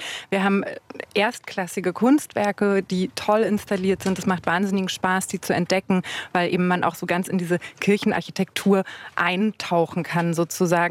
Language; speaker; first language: German; native; German